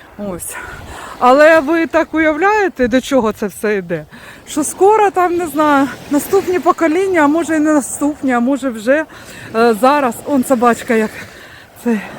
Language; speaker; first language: Ukrainian; native; Ukrainian